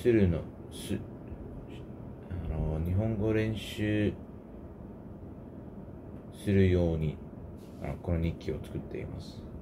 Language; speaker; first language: Japanese; non-native, learner; English